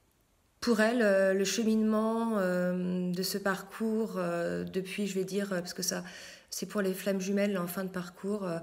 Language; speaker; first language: French; native; French